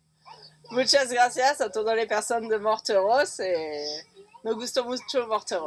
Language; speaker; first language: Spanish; non-native, learner; French